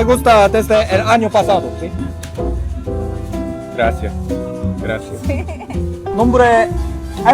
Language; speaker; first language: Spanish; non-native, learner; Korean